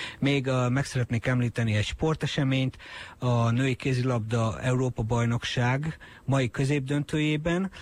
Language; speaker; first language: Hungarian; native; Hungarian